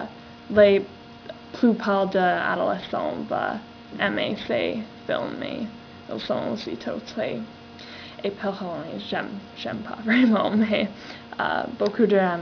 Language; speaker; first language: French; non-native, learner; English